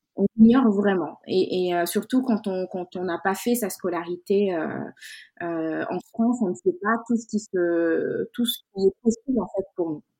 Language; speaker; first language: French; non-native, local second language; Wolof